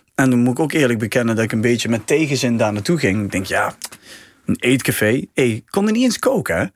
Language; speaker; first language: Dutch; native; Dutch